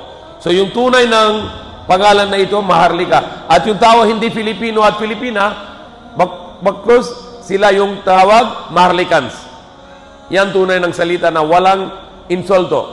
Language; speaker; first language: Filipino; non-native, fluent; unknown